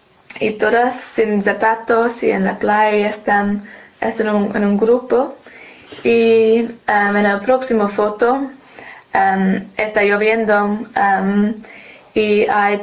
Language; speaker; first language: Spanish; non-native, learner; English